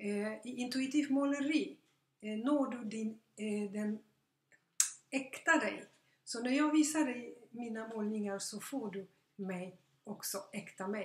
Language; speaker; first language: Swedish; non-native, fluent; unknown